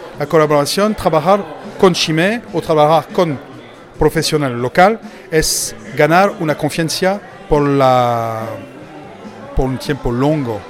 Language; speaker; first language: Spanish; non-native, learner; French